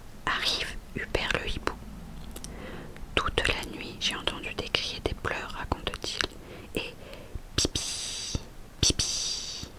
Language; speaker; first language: French; native; French